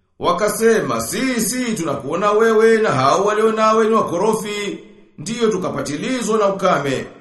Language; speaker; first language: Swahili; native; Swahili